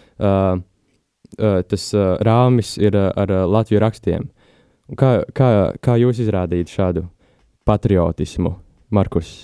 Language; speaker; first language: Latvian; native; Latvian